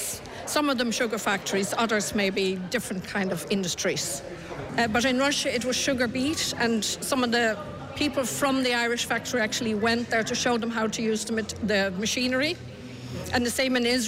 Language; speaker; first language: English; native; English